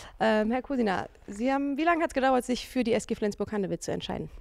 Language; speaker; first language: German; native; German